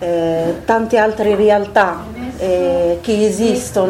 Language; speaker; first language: Italian; non-native, fluent; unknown